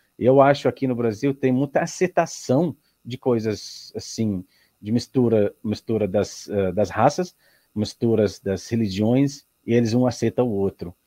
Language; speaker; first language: Portuguese; non-native, learner; Arabic